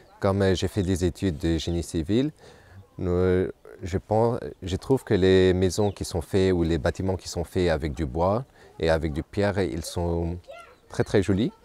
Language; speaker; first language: French; non-native, local second language; Nepali